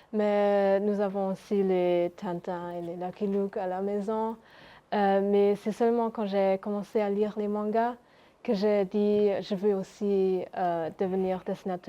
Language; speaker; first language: French; non-native, local second language; Luxembourgish